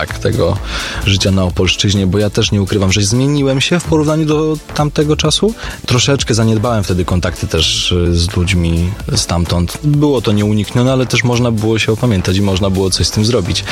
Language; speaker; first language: Polish; native; Polish